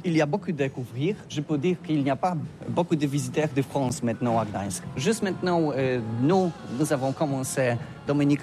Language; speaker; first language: French; non-native, learner; Polish